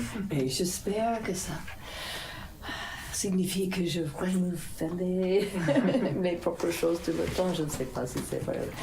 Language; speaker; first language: French; non-native, fluent; English